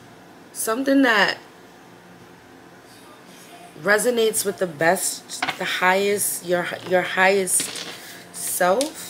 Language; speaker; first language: English; native; English